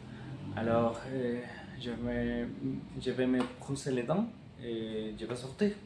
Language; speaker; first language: French; non-native, fluent; Spanish